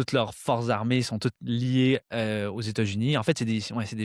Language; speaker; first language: French; native; French